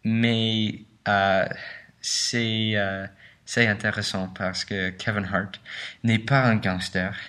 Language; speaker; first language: French; non-native, learner; English